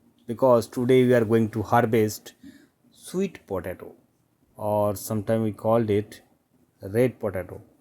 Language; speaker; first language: English; non-native, local second language; Bangla